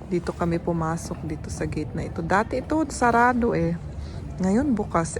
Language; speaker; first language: Filipino; native; Filipino